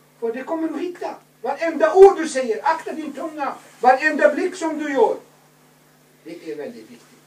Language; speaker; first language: Swedish; non-native, fluent; Arabic